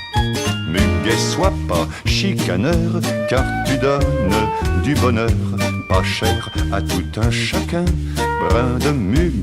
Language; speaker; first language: French; native; French